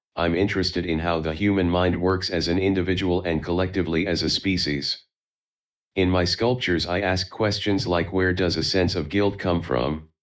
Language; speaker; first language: English; non-native, fluent; Chinese